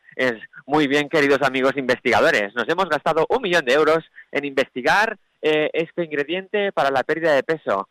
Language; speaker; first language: Spanish; non-native, local second language; Catalan